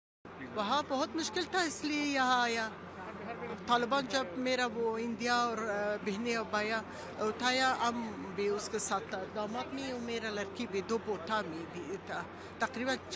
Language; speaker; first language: Hindi; non-native, learner; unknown